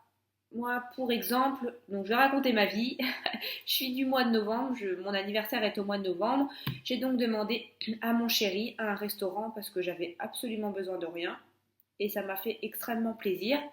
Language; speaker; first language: French; native; French